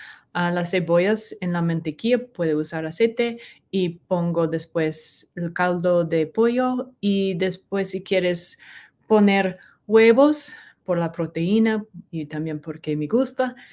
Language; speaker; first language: Spanish; non-native, learner; English